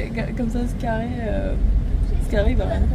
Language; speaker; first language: French; native; French